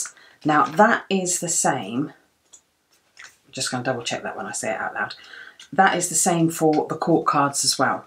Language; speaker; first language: English; native; English